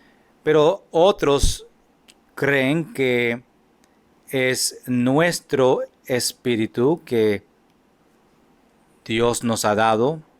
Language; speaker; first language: Spanish; non-native, fluent; English